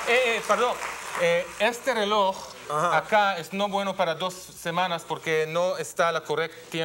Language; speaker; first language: Spanish; non-native, learner; Hebrew